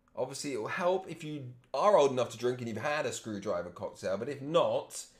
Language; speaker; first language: English; native; English